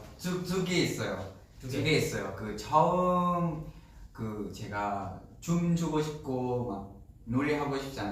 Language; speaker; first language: Korean; non-native, fluent; Vietnamese